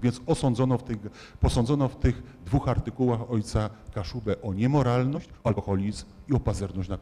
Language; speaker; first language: Polish; native; Polish